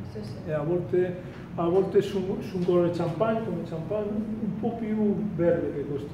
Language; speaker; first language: Italian; non-native, fluent; Spanish